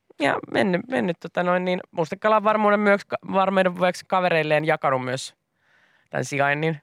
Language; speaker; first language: Finnish; native; Finnish